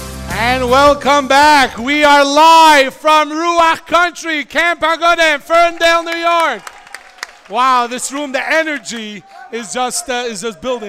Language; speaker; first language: English; native; English